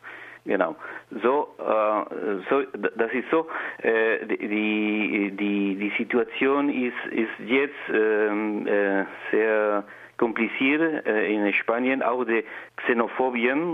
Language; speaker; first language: German; non-native, learner; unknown